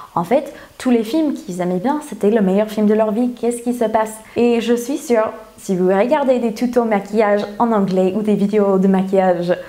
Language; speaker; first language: French; non-native, fluent; English